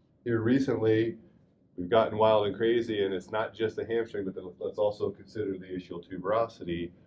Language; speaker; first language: English; native; English